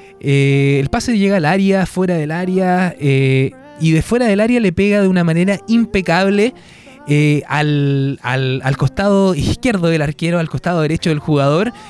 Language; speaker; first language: Spanish; native; Spanish